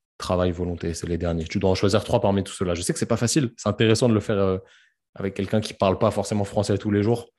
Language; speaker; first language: French; native; French